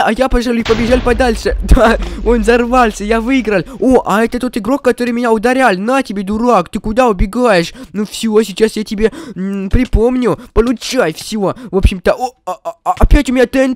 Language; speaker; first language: Russian; native; Russian